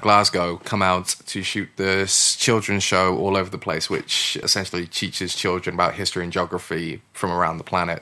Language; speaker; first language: English; native; English